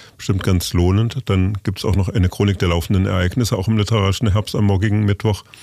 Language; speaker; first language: German; native; German